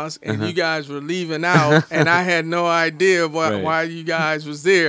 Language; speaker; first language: English; native; English